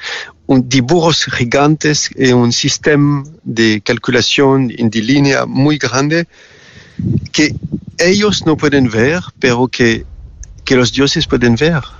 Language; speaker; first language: Spanish; non-native, fluent; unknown